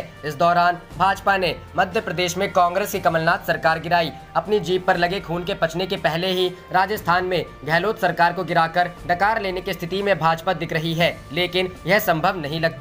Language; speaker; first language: Hindi; native; Hindi